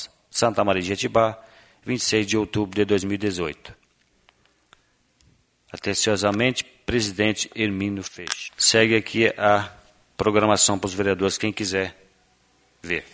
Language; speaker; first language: Portuguese; native; Portuguese